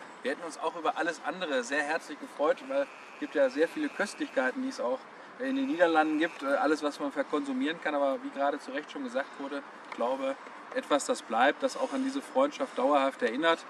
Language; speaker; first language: German; native; German